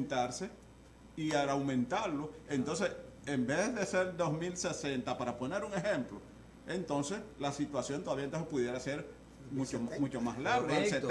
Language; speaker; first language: Spanish; native; Spanish